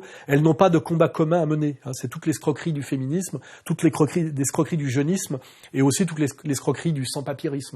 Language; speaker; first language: French; native; French